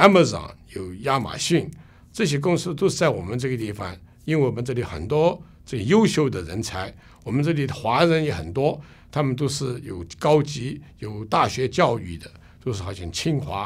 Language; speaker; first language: Chinese; non-native, local second language; Cantonese